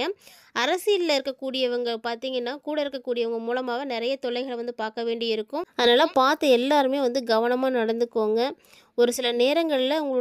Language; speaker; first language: Tamil; native; Tamil